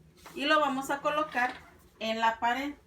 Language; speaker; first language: Spanish; native; Spanish